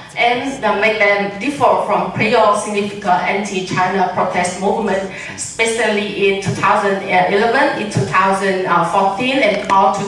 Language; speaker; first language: English; non-native, learner; Vietnamese